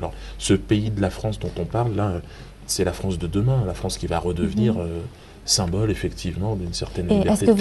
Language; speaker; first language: French; native; French